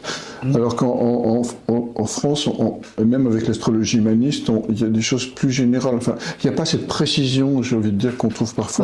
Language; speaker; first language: French; native; French